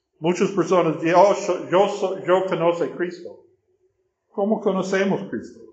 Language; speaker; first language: Spanish; non-native, fluent; English